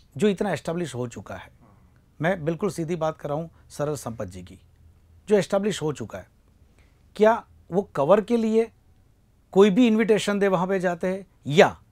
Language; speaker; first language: Hindi; non-native, local second language; Gujarati